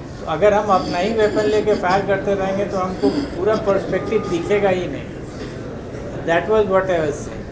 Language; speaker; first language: Hindi; native; Hindi